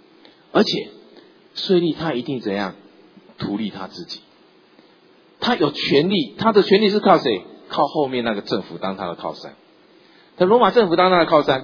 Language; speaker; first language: Chinese; native; Chinese